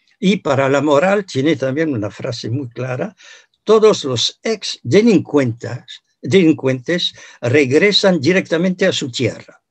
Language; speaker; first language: Spanish; non-native, fluent; French